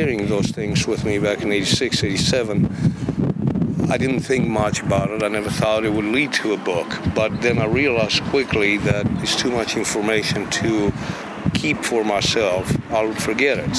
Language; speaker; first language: English; non-native, fluent; Romanian